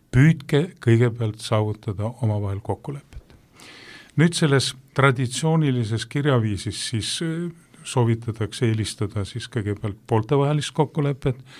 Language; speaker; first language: Estonian; native; Estonian